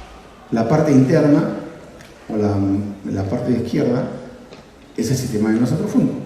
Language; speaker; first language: Spanish; native; Spanish